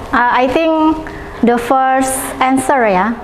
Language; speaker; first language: English; non-native, fluent; Indonesian